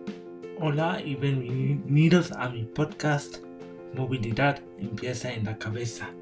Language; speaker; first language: Spanish; non-native, learner; German